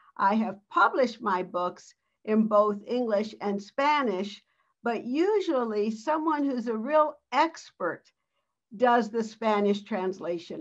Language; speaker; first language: English; early bilingual, other home language; Spanish